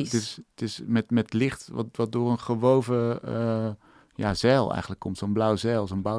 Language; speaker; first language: Dutch; native; Dutch